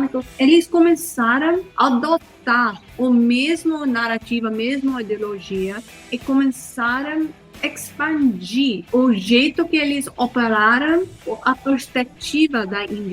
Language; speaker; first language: Portuguese; non-native, fluent; Hindi